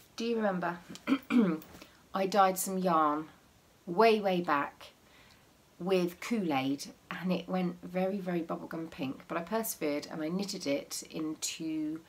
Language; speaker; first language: English; native; English